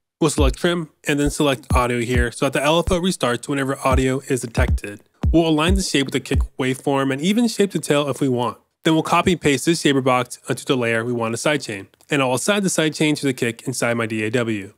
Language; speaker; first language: English; native; English